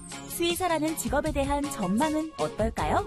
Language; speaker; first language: Korean; native; Korean